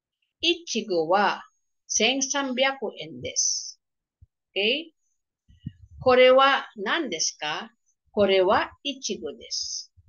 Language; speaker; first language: Japanese; non-native, fluent; Filipino